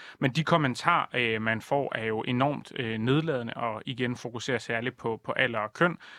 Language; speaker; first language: Danish; native; Danish